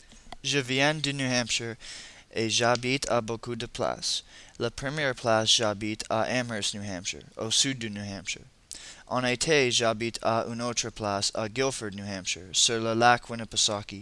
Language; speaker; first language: French; non-native, learner; English